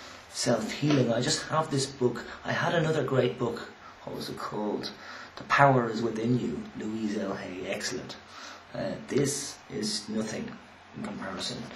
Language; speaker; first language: English; native; English